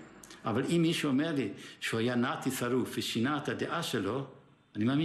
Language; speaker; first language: Hebrew; early bilingual, other home language; German